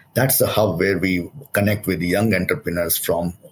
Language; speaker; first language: English; non-native, local second language; Hindi